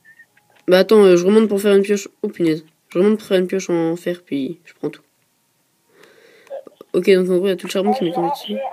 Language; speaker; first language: French; native; French